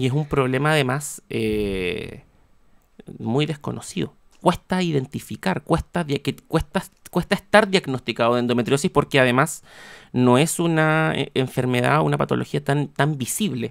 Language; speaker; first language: Spanish; native; Spanish